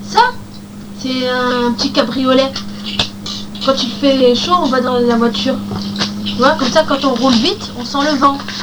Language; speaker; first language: French; native; French